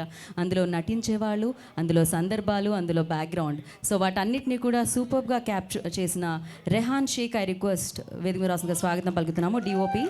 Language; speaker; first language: Telugu; native; Telugu